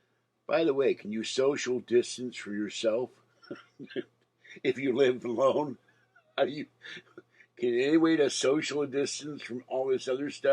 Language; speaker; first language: English; native; English